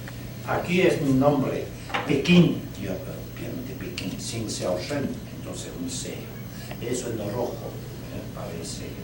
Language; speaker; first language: Spanish; non-native, learner; Chinese